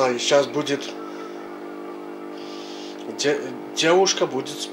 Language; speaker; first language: Russian; native; Russian